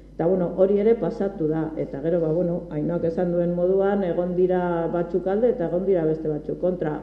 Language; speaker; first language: Basque; native; Basque